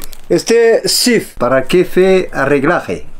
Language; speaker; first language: Spanish; non-native, learner; Arabic